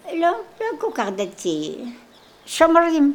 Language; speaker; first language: Hebrew; non-native, local second language; Polish